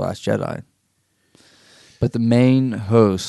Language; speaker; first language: English; native; English